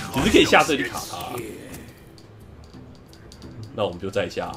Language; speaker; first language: Chinese; native; Chinese